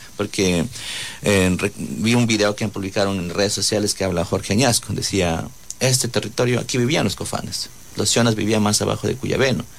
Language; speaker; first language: Spanish; non-native, local second language; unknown